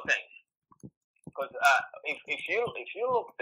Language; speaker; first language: English; non-native, local second language; Swahili